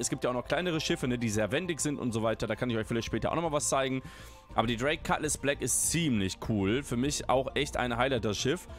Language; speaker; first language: German; native; German